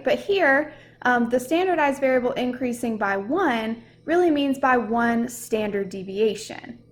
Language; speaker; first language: English; native; English